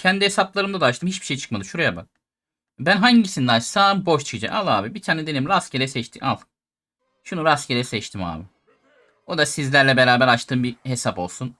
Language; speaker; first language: Turkish; native; Turkish